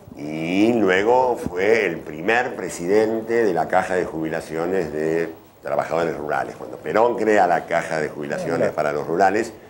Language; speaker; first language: Spanish; native; Spanish